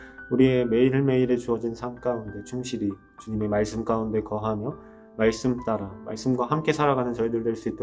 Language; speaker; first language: Korean; native; Korean